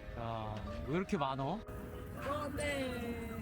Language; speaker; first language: Korean; native; Korean